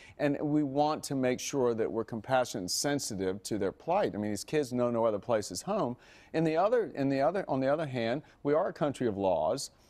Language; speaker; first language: English; native; English